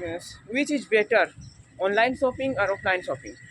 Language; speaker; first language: English; non-native, learner; Hindi